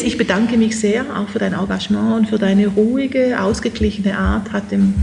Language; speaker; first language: German; native; German